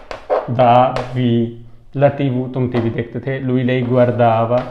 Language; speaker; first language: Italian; non-native, fluent; Urdu